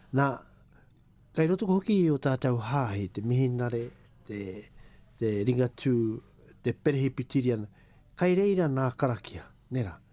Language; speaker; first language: Māori; native; Māori